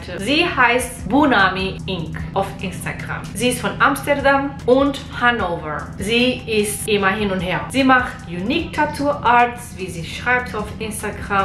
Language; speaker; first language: German; non-native, learner; Portuguese